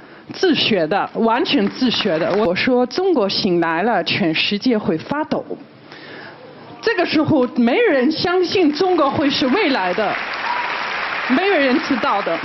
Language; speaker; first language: Chinese; non-native, fluent; German